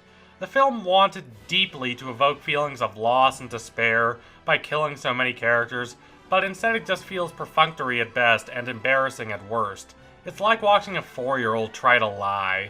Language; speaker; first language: English; native; English